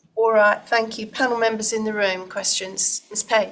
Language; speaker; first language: English; native; English